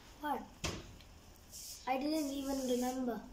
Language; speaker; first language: English; non-native, learner; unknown